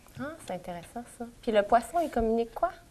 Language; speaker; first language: French; native; French